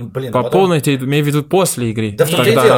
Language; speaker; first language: Russian; non-native, learner; Portuguese